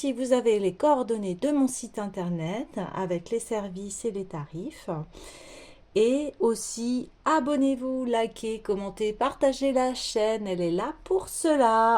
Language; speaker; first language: French; native; French